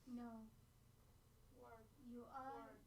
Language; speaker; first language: English; non-native, learner; Arabic